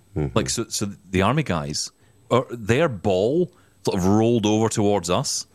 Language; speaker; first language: English; native; English